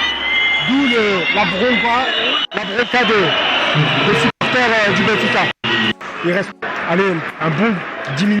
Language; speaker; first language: French; native; French